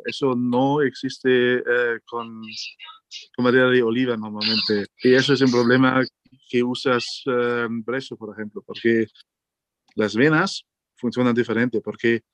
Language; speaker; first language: Spanish; non-native, fluent; German